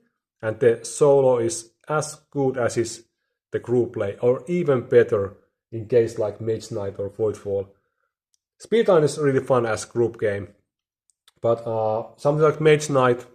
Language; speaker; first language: English; non-native, fluent; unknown